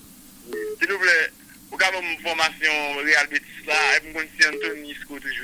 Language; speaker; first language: French; non-native, local second language; Haitian Creole